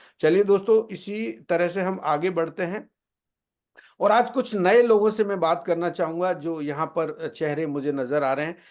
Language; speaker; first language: Hindi; native; Hindi